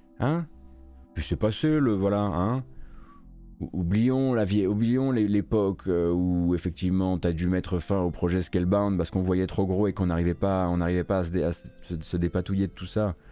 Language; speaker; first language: French; native; French